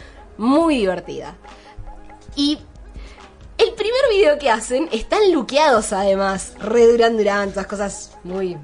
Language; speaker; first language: Spanish; native; Spanish